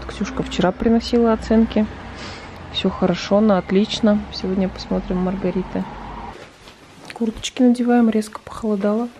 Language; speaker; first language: Russian; native; Russian